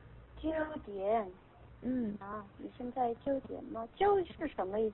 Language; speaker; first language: Chinese; non-native, learner; Korean